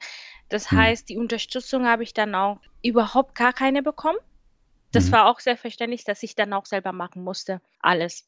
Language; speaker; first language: German; non-native, fluent; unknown